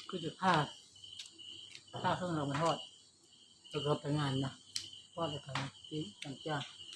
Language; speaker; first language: Thai; native; Thai